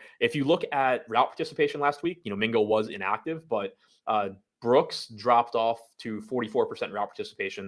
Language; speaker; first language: English; native; English